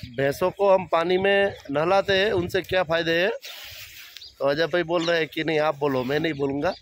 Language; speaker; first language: Hindi; non-native, local second language; Gujarati